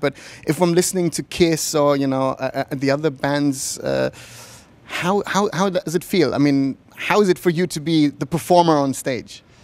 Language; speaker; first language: English; non-native, fluent; German